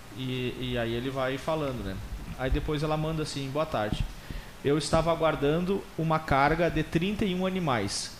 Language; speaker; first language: Portuguese; native; Portuguese